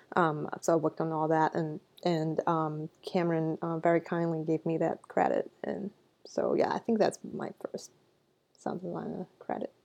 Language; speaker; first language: English; non-native, local second language; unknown